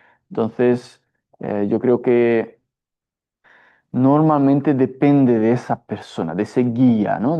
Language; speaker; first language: Spanish; non-native, fluent; Portuguese